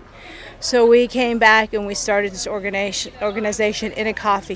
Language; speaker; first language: English; native; English